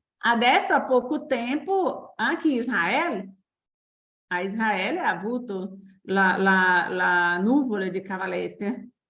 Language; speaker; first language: Italian; non-native, fluent; Portuguese